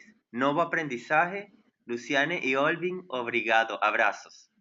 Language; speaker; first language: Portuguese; non-native, learner; Spanish